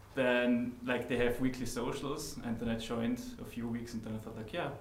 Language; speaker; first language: English; non-native, fluent; German